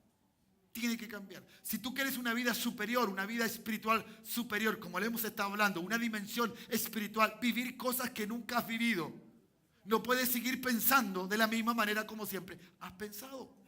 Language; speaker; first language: Spanish; native; Spanish